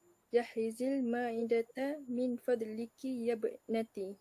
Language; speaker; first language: Arabic; non-native, learner; Malay